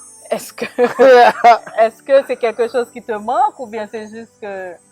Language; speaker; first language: French; native; French